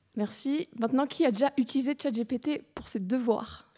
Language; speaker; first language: French; native; French